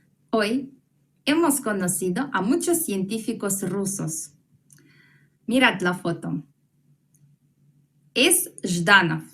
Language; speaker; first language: Spanish; non-native, fluent; Russian